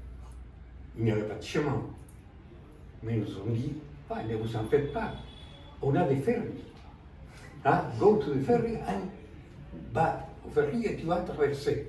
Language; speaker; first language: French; non-native, fluent; Spanish